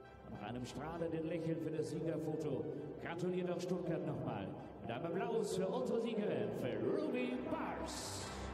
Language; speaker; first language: German; native; German